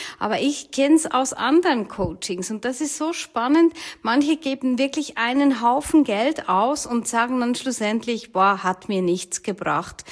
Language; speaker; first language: German; native; German